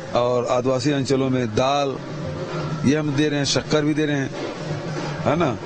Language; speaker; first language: Hindi; native; Hindi